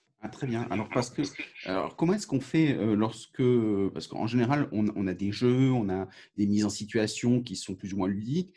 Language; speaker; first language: French; native; French